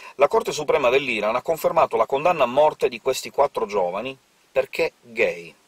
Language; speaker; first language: Italian; native; Italian